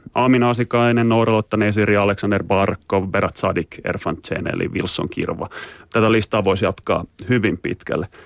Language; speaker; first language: Finnish; native; Finnish